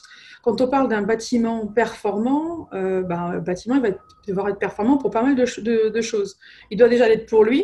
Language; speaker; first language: French; native; French